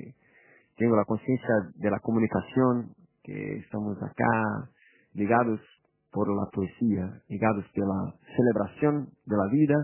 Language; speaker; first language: Spanish; non-native, fluent; Portuguese